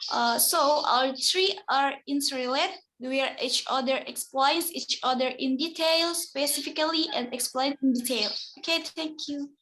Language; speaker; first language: English; non-native, learner; Indonesian